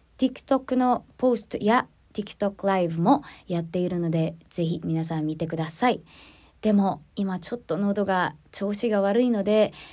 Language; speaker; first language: Japanese; non-native, fluent; Filipino